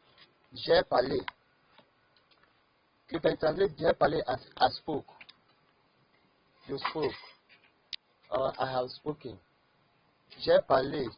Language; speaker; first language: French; non-native, fluent; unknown